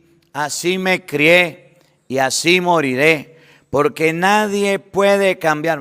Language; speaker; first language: Spanish; native; Spanish